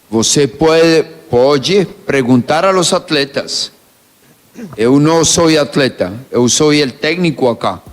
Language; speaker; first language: Portuguese; non-native, learner; Spanish